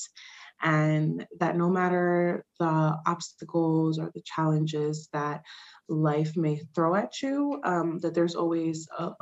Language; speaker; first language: English; early bilingual, other home language; Spanish